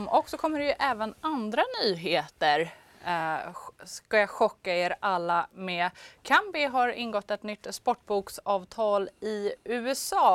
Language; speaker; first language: Swedish; native; Swedish